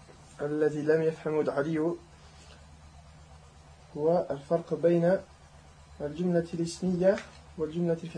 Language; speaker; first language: Arabic; non-native, learner; French